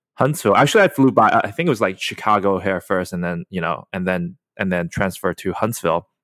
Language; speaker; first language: English; early bilingual, other home language; Chinese